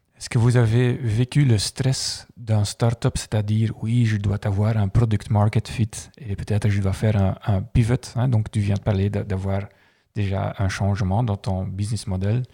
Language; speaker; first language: French; non-native, local second language; Dutch